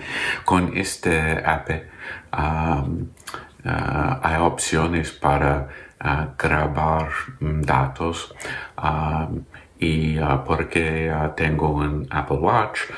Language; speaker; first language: Spanish; non-native, learner; English